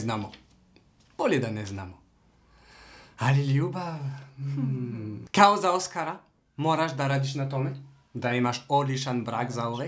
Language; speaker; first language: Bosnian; non-native, learner; French